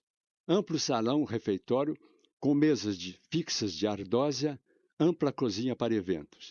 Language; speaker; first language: Portuguese; native; Portuguese